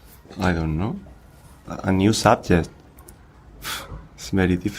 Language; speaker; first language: English; non-native, learner; Spanish